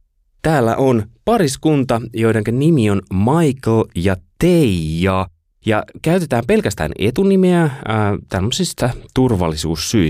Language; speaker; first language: Finnish; native; Finnish